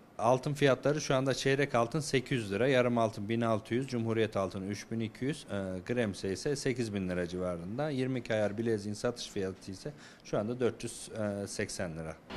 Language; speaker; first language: Turkish; native; Turkish